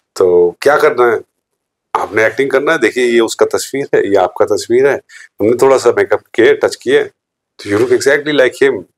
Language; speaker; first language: Hindi; non-native, local second language; Bangla